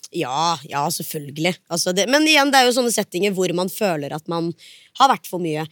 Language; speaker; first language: Norwegian; early bilingual, other home language; Hindi